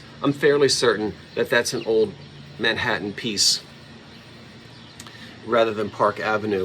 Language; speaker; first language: English; native; English